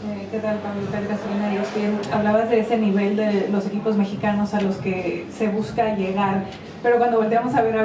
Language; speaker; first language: Spanish; native; Spanish